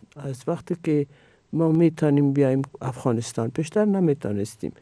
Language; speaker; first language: Persian; non-native, fluent; Italian